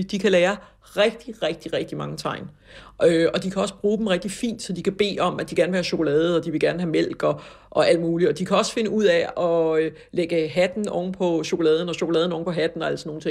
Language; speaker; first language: Danish; native; Danish